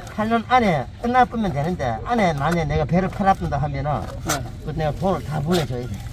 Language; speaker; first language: Korean; native; Korean